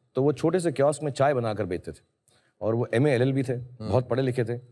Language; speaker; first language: Hindi; native; Hindi